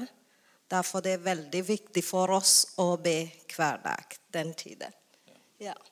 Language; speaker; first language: Norwegian; non-native, learner; Tamil